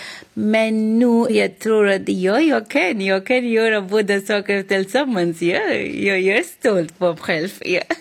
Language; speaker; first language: Swedish; non-native, learner; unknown